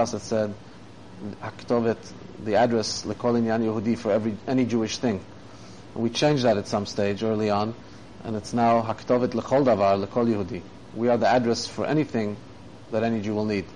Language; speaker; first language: English; native; English